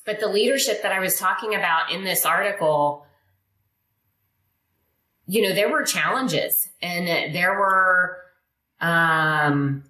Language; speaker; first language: English; non-native, fluent; Indonesian